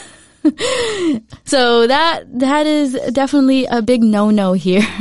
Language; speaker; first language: English; early bilingual, other home language; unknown